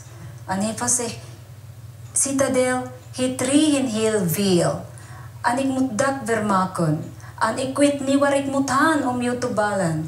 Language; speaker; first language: Dutch; non-native, learner; Waray